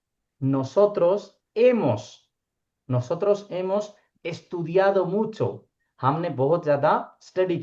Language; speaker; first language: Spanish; non-native, fluent; Urdu